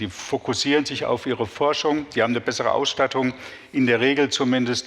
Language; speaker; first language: German; native; German